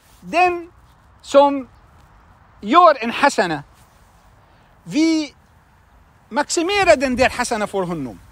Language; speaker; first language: Swedish; non-native, fluent; Arabic